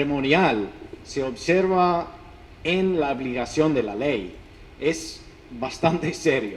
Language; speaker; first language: Spanish; non-native, fluent; English